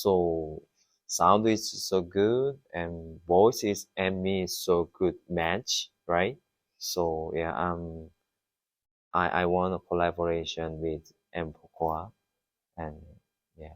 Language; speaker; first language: English; non-native, learner; Korean